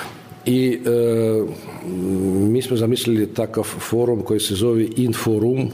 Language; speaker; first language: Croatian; non-native, fluent; Russian